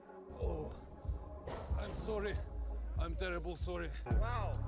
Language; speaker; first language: English; non-native, learner; Russian